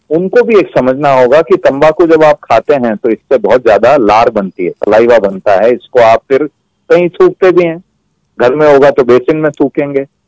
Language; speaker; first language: Hindi; native; Hindi